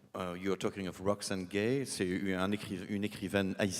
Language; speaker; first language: French; native; French